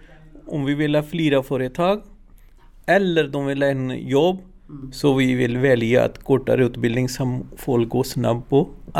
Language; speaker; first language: Swedish; non-native, learner; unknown